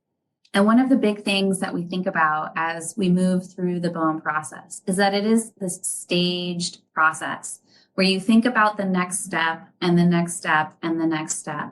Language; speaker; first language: English; native; English